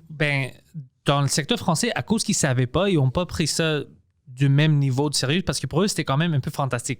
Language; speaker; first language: French; early bilingual, other home language; Greek